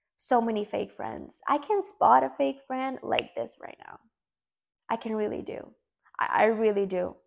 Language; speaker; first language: English; non-native, fluent; Portuguese